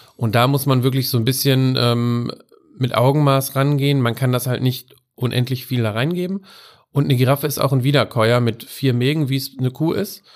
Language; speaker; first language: German; native; German